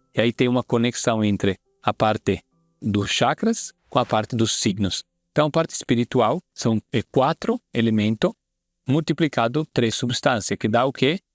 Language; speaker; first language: Portuguese; non-native, fluent; Italian